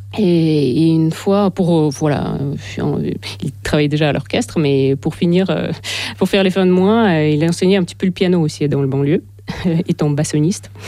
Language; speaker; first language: French; non-native, fluent; Russian